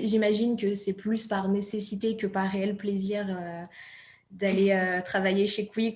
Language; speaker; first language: French; native; French